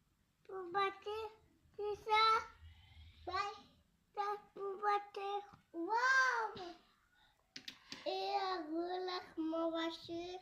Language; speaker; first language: French; native; French